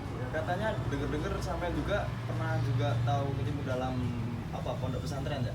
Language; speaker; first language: Indonesian; native; Indonesian